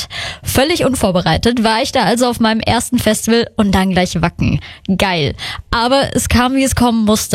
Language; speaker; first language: German; native; German